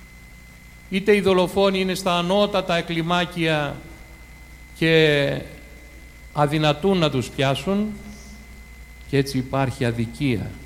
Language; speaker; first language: Greek; native; Greek